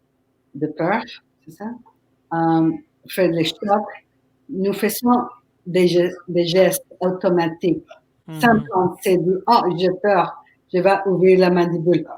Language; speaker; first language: French; non-native, fluent; Spanish